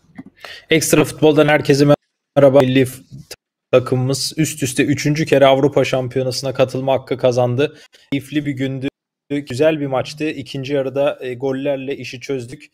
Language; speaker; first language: Turkish; native; Turkish